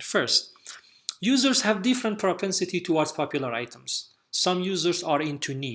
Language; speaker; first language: English; non-native, fluent; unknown